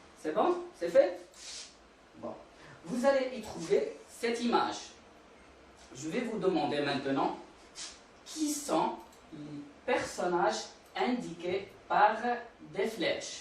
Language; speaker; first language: French; non-native, local second language; Arabic